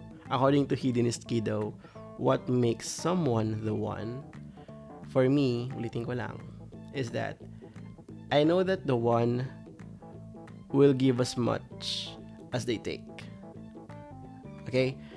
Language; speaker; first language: English; non-native, local second language; Filipino